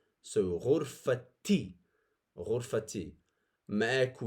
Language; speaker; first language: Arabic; non-native, fluent; English